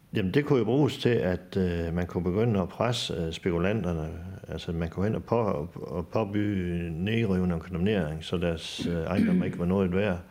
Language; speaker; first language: Danish; native; Danish